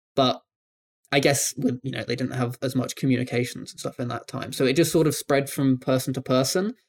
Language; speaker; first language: English; native; English